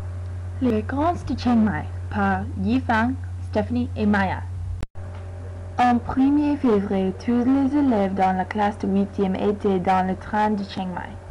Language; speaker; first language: French; non-native, learner; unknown